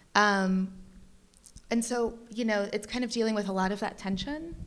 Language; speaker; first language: English; native; English